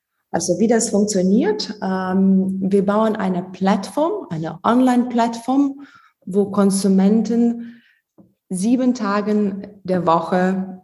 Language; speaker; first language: German; non-native, fluent; Lithuanian